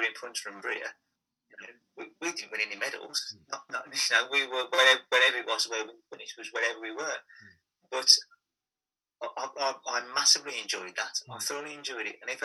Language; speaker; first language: English; native; English